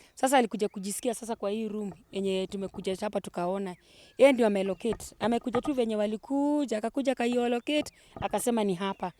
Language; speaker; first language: Swahili; native; Swahili